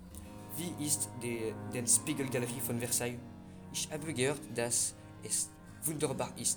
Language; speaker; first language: German; non-native, learner; French